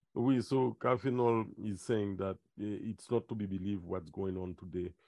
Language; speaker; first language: English; non-native, fluent; Haitian Creole